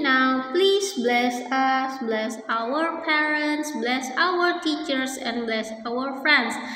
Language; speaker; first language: English; non-native, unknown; Indonesian